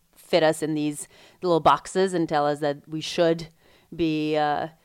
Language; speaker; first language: English; non-native, fluent; Macedonian